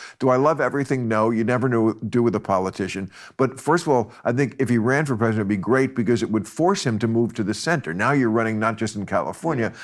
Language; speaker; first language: English; native; English